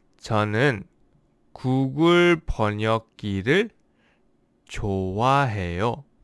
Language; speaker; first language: Korean; non-native, learner; English